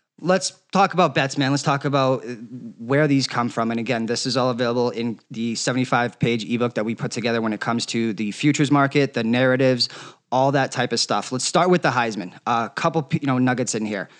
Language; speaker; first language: English; native; English